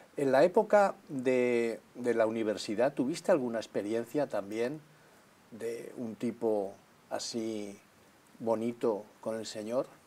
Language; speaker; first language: Spanish; native; Spanish